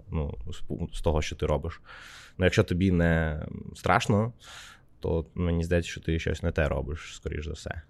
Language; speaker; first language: Ukrainian; native; Ukrainian